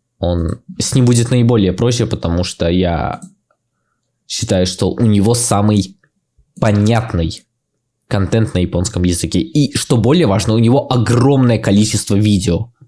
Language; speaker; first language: Russian; native; Russian